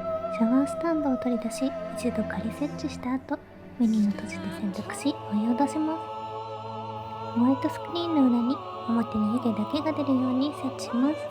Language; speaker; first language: Japanese; native; Japanese